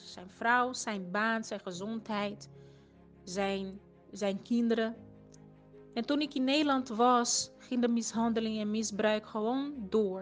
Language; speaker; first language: Dutch; non-native, fluent; Portuguese